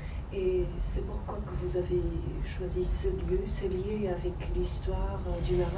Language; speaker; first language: French; non-native, fluent; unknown